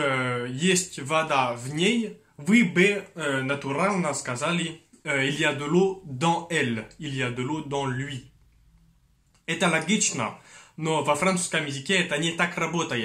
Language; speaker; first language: Russian; non-native, fluent; French